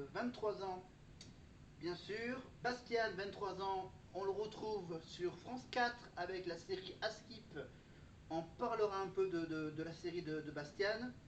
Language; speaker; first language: French; native; French